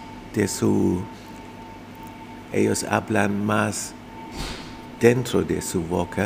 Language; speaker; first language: Spanish; non-native, fluent; German